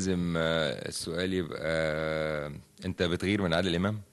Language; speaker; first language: Arabic; native; Arabic